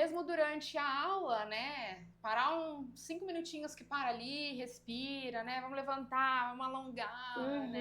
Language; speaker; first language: Portuguese; native; Portuguese